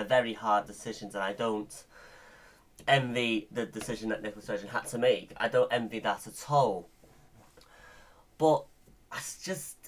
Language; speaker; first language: English; native; English